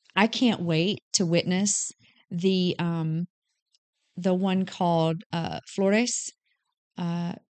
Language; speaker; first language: English; native; English